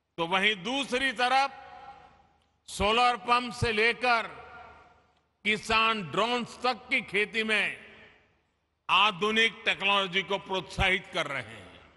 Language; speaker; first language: Hindi; non-native, local second language; Gujarati